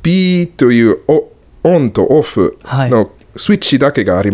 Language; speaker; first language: Japanese; non-native, learner; English